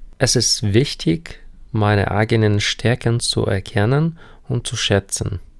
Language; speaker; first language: German; non-native, fluent; Ukrainian